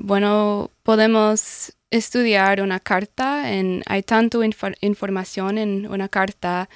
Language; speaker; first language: Spanish; non-native, learner; English